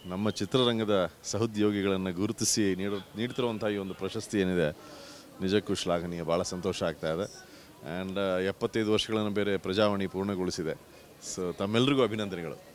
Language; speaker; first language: Kannada; native; Kannada